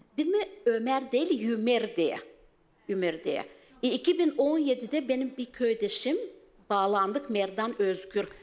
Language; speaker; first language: Turkish; native; Turkish